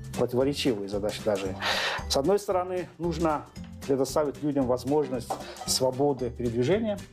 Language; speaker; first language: Russian; non-native, local second language; Azerbaijani